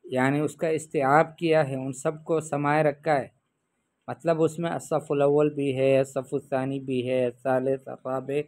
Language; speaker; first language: Urdu; native; Urdu